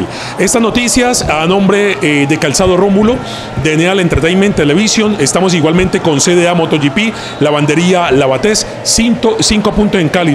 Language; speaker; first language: Spanish; native; Spanish